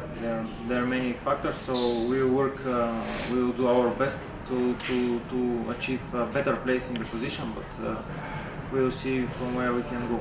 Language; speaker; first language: English; non-native, fluent; Bulgarian